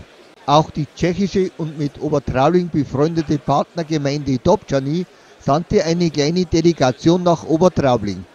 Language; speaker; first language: German; native; German